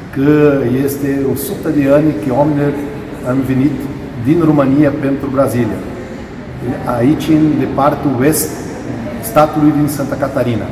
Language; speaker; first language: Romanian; early bilingual, heritage; Portuguese